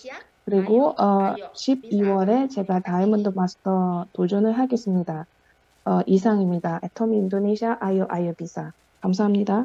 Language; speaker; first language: Korean; non-native, fluent; Indonesian